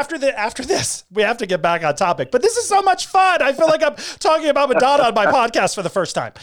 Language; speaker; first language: English; native; English